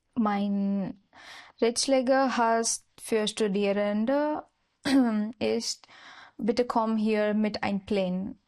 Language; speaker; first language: German; non-native, learner; Marathi